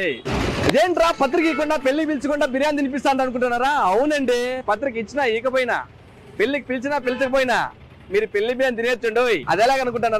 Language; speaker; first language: Telugu; native; Telugu